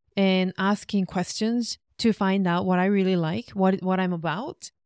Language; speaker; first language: English; non-native, fluent; Korean